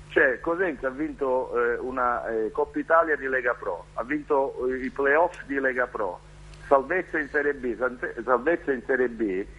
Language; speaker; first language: Italian; native; Italian